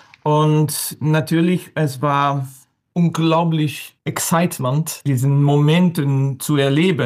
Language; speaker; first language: German; non-native, fluent; French